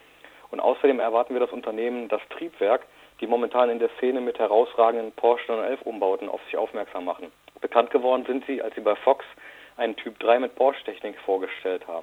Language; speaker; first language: German; native; German